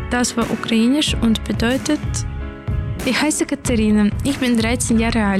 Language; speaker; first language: German; early bilingual, other home language; Ukrainian